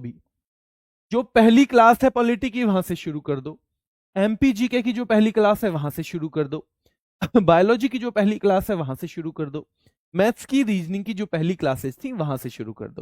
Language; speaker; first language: Hindi; native; Hindi